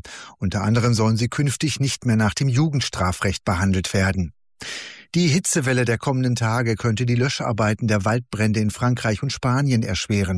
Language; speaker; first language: German; native; German